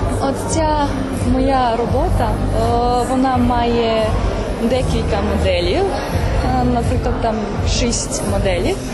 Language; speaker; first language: Ukrainian; non-native, local second language; Serbian